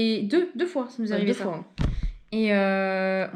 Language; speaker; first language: French; native; French